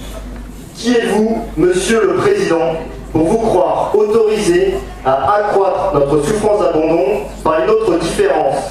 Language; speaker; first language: French; native; French